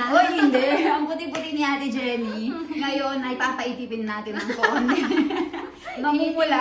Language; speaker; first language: Filipino; native; Filipino